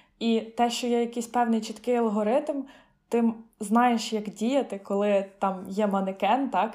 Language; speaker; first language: Ukrainian; native; Ukrainian